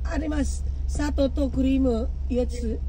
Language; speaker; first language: Japanese; non-native, learner; Filipino